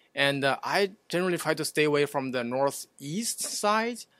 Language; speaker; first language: English; non-native, fluent; Chinese